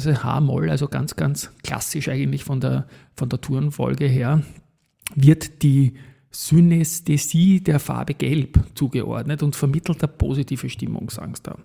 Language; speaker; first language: German; native; German